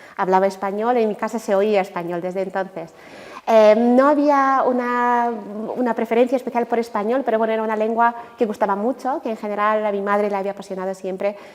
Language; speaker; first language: Spanish; non-native, fluent; Ukrainian